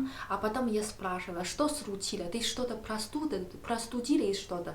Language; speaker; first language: Russian; non-native, learner; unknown